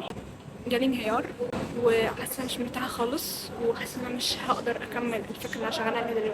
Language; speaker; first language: Arabic; native; Arabic